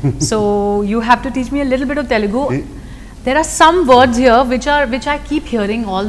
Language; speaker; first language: Telugu; non-native, learner; Hindi